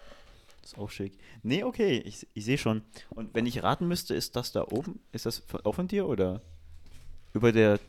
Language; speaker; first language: German; native; German